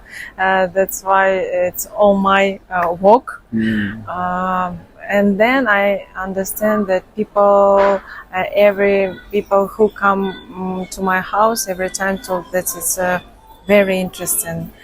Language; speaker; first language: English; non-native, learner; Russian